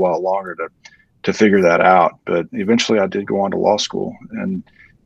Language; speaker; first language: English; native; English